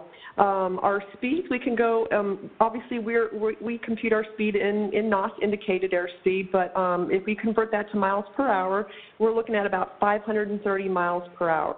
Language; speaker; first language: English; native; English